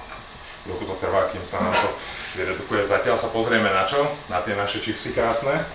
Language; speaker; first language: Slovak; native; Slovak